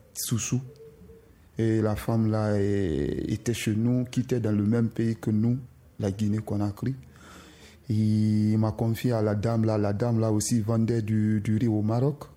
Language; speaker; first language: French; non-native, local second language; Susu